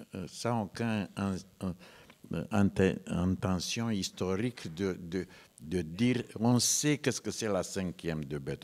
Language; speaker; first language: French; non-native, fluent; Romanian